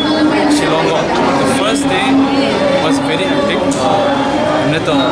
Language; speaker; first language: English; non-native, local second language; Kok Borok